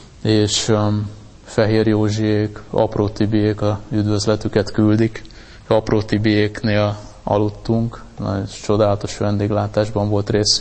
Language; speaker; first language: Hungarian; native; Hungarian